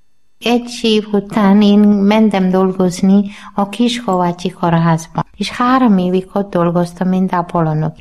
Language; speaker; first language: Hungarian; non-native, learner; Malayalam